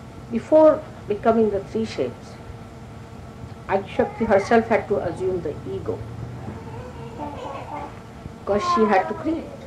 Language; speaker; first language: English; non-native, local second language; Marathi